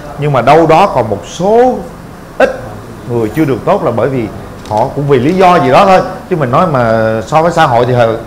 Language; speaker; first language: Vietnamese; native; Vietnamese